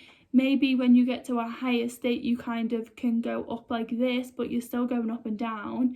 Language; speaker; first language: English; native; English